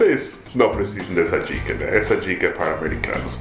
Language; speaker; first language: Portuguese; non-native, fluent; English